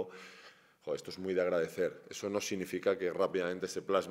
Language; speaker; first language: Spanish; native; Spanish